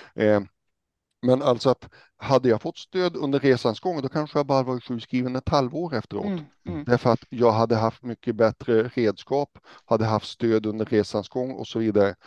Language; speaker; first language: Swedish; native; Swedish